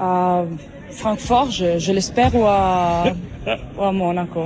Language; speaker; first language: French; non-native, fluent; Italian